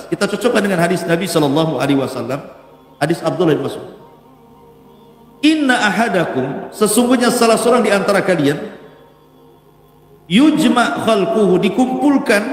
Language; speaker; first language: Indonesian; native; Indonesian